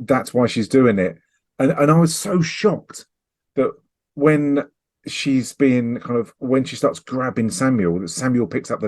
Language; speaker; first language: English; native; English